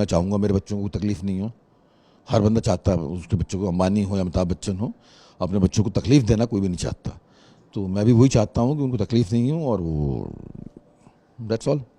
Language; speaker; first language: Hindi; native; Hindi